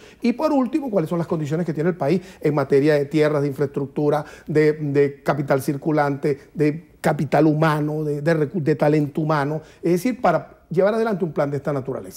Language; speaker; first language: Spanish; native; Spanish